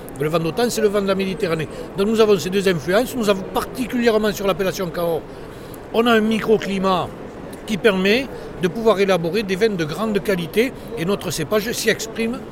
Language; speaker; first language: French; native; French